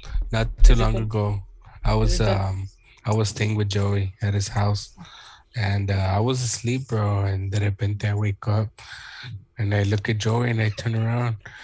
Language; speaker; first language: English; early bilingual, other home language; Spanish